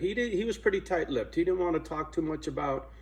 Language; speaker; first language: English; native; English